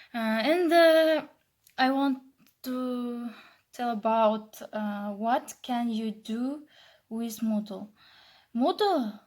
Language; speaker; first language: English; non-native, learner; Kazakh